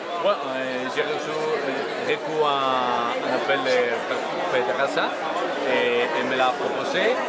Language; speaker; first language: French; non-native, learner; Spanish